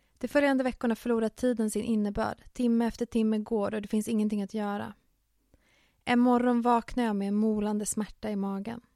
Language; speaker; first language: Swedish; early bilingual, other home language; Finnish